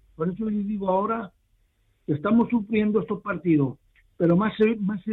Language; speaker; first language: Spanish; native; Spanish